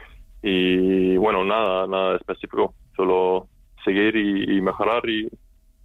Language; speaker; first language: Spanish; non-native, learner; Icelandic